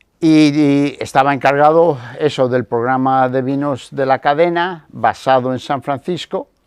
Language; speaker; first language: Spanish; early bilingual, heritage; Spanish